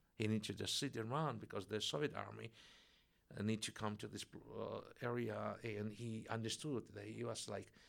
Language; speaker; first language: English; non-native, fluent; Russian